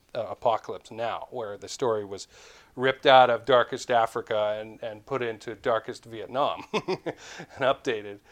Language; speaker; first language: English; native; English